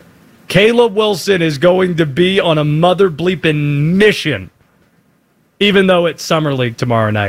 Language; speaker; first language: English; native; English